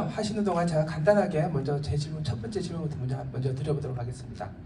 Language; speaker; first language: Korean; native; Korean